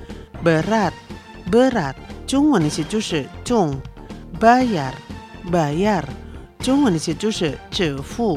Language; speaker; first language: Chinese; non-native, fluent; Indonesian